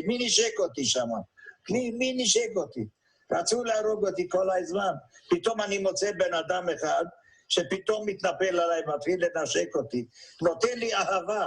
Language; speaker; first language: Hebrew; non-native, fluent; Yiddish